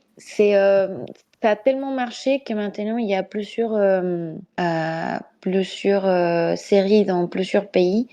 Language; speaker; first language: French; non-native, fluent; Spanish